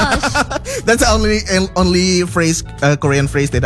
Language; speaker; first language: English; non-native, learner; Indonesian